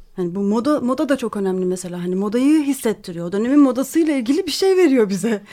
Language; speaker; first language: Turkish; native; Turkish